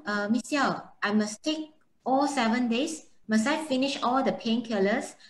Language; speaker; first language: English; non-native, local second language; Chinese